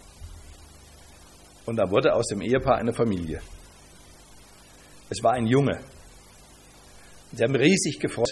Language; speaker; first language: German; native; German